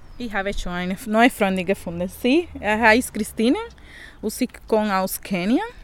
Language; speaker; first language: German; non-native, learner; Spanish